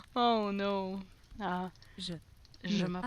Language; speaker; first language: French; non-native, learner; English